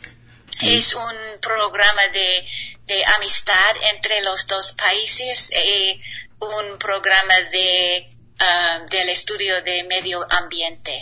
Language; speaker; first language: Spanish; non-native, learner; English